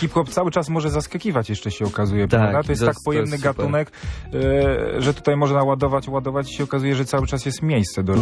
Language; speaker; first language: Polish; native; Polish